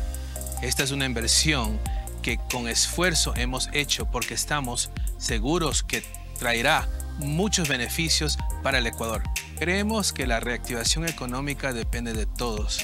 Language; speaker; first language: Spanish; native; Spanish